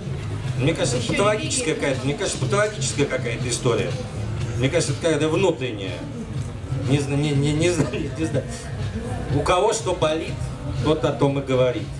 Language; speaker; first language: Russian; native; Russian